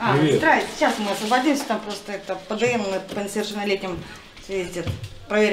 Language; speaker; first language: Russian; native; Russian